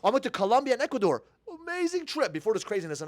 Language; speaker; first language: English; native; English